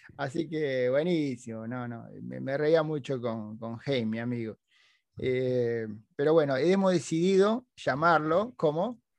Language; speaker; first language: Spanish; native; Spanish